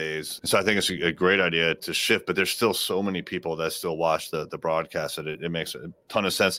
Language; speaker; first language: English; native; English